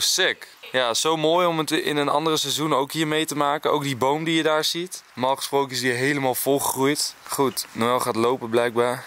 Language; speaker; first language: Dutch; native; Dutch